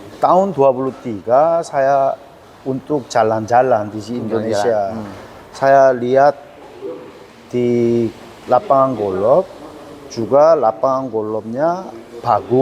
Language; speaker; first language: Indonesian; non-native, learner; Korean